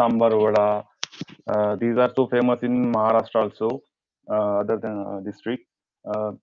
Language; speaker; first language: English; non-native, learner; Marathi